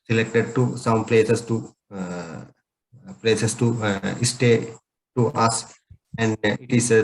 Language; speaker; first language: English; non-native, learner; Sinhala